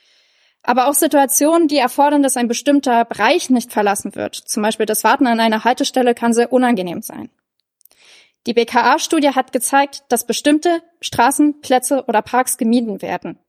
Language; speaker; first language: German; native; German